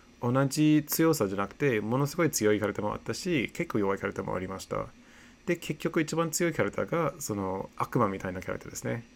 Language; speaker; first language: Japanese; non-native, fluent; English